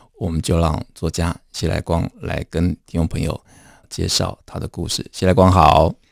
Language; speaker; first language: Chinese; native; Chinese